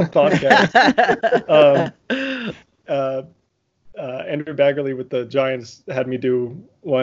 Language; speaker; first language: English; native; English